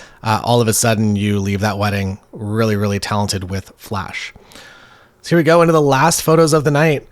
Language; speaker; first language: English; native; English